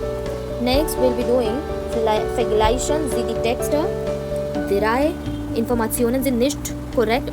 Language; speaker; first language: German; non-native, fluent; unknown